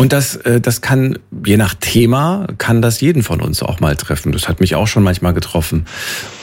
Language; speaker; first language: German; native; German